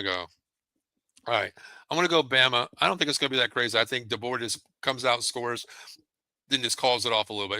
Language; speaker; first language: English; native; English